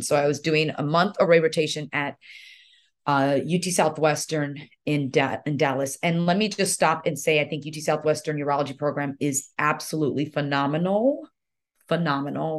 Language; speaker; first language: English; early bilingual, other home language; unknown